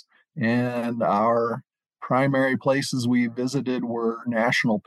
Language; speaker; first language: English; native; English